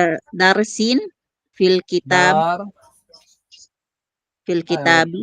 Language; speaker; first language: Arabic; non-native, learner; Filipino